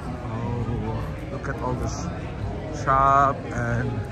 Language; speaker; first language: English; non-native, fluent; Indonesian